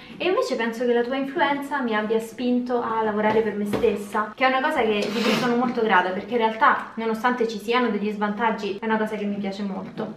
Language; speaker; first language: Italian; native; Italian